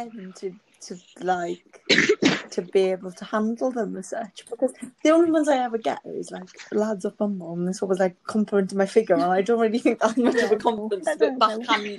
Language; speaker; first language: English; native; English